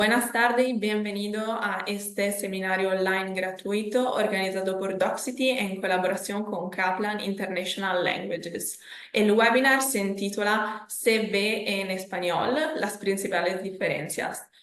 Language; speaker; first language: Spanish; non-native, fluent; Italian